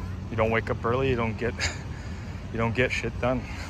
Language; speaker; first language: English; native; English